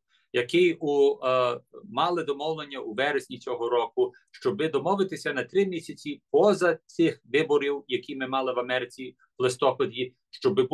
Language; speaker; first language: Ukrainian; early bilingual, heritage; English